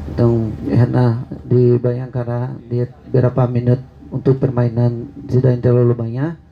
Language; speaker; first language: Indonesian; non-native, fluent; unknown